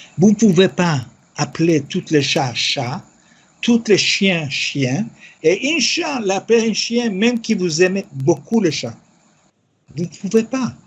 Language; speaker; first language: French; non-native, fluent; Yiddish